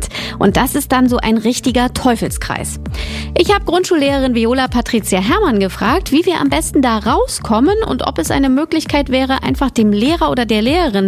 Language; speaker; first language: German; native; German